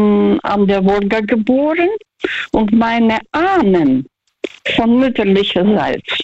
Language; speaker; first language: German; early bilingual, heritage; Russian